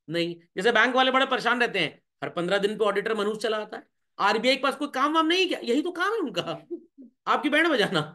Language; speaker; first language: Hindi; native; Hindi